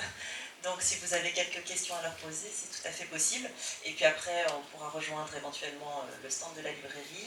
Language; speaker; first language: French; native; French